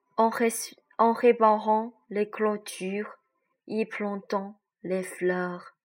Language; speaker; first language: French; non-native, learner; Chinese